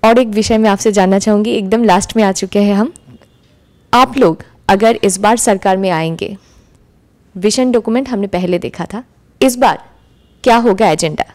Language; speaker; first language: Hindi; non-native, local second language; Bangla